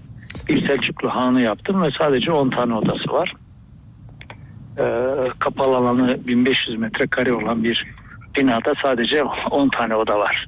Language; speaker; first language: Turkish; native; Turkish